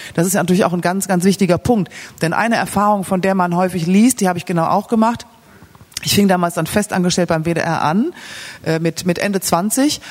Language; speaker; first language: German; native; German